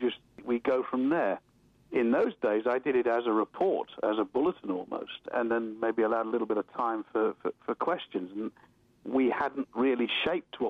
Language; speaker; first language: English; native; English